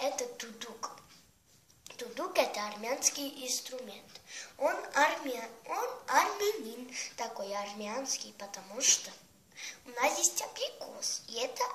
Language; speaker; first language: Russian; non-native, learner; Armenian